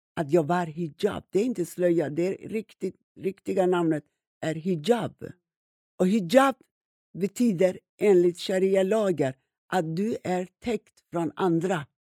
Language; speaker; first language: Swedish; non-native, fluent; Persian